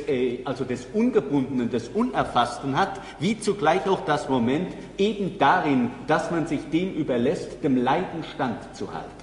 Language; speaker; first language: German; native; German